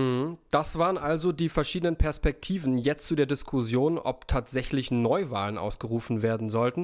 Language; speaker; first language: German; native; German